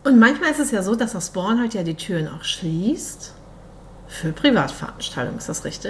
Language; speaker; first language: German; native; German